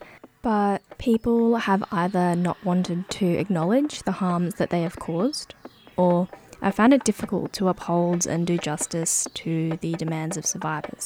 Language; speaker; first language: English; native; English